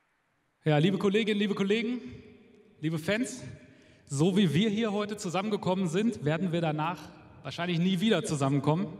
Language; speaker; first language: German; native; German